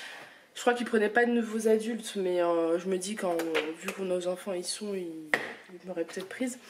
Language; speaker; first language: French; native; French